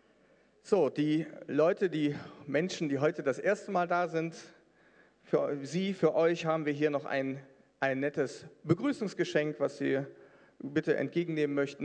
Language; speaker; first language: German; native; German